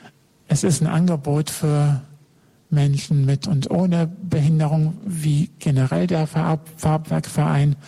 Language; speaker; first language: German; native; German